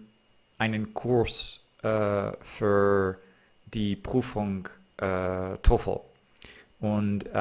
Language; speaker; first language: German; non-native, learner; English